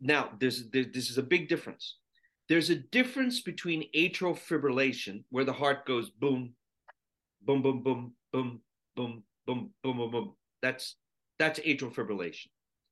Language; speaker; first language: English; non-native, local second language; Sinhala